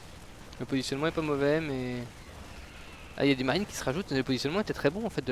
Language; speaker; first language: French; native; French